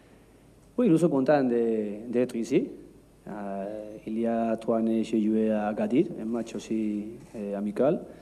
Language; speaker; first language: French; non-native, learner; Spanish